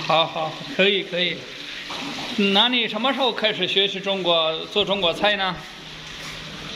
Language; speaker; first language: Chinese; non-native, fluent; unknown